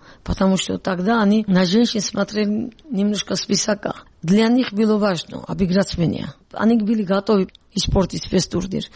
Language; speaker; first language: Russian; non-native, local second language; Georgian